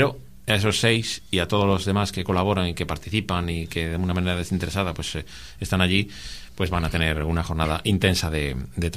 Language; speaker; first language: Spanish; native; Spanish